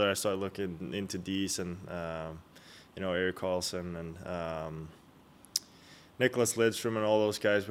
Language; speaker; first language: English; non-native, fluent; Swedish